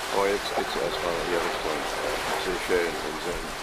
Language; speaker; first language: German; native; German